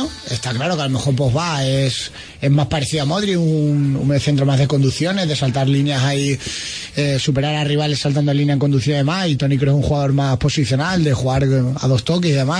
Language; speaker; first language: Spanish; native; Spanish